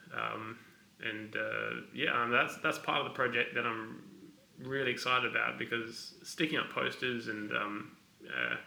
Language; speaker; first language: English; native; English